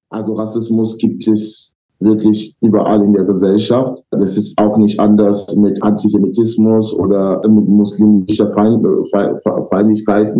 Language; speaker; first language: German; non-native, fluent; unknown